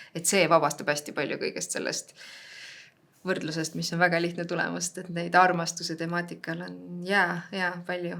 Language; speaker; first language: Estonian; native; Estonian